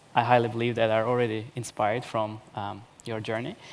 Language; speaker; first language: English; non-native, fluent; Turkish